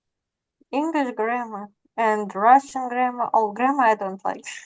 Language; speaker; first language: English; non-native, learner; Russian